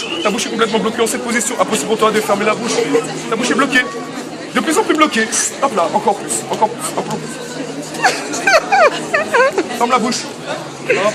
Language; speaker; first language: French; native; French